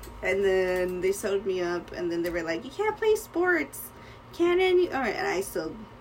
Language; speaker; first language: English; early bilingual, other home language; Spanish